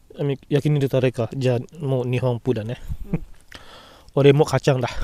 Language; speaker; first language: Japanese; non-native, fluent; Indonesian